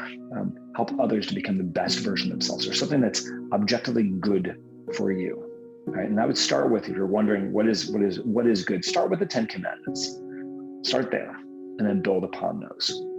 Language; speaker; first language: English; native; English